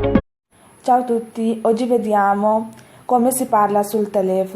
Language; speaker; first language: Italian; non-native, fluent; Urdu